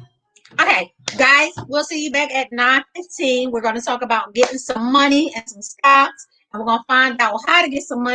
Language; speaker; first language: English; native; English